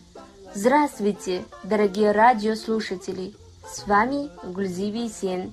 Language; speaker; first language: Russian; non-native, fluent; Kazakh